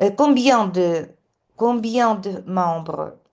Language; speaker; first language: French; non-native, learner; Russian